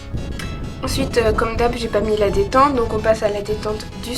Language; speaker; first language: French; native; French